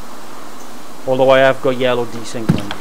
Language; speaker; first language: English; native; English